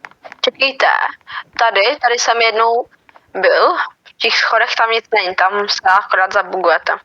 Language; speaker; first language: Czech; native; Czech